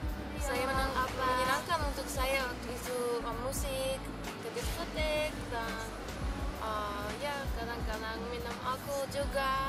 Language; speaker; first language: Indonesian; non-native, learner; Dutch